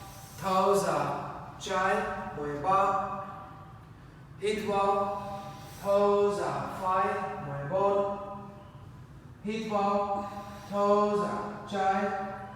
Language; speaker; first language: Vietnamese; non-native, learner; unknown